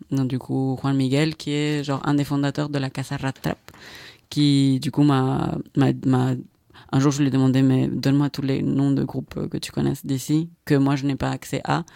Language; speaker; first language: French; non-native, fluent; Spanish